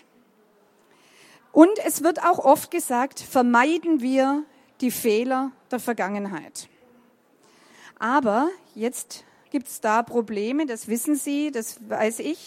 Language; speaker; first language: German; native; German